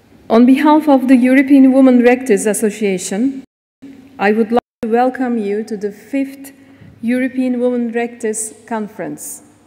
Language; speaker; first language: English; non-native, fluent; Turkish